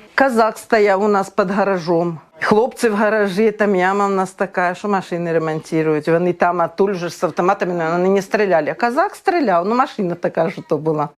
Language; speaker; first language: Ukrainian; native; Ukrainian